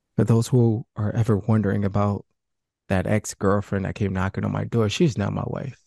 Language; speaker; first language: English; native; English